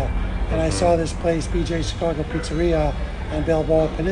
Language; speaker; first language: English; native; English